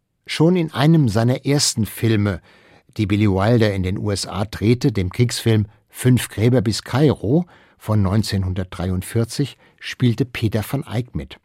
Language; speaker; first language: German; native; German